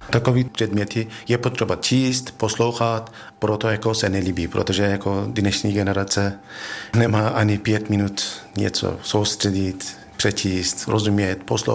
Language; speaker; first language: Czech; non-native, fluent; Turkish